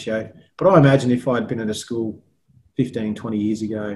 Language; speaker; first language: English; native; English